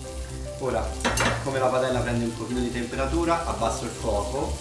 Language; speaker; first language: Italian; native; Italian